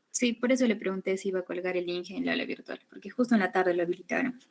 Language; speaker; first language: Spanish; native; Spanish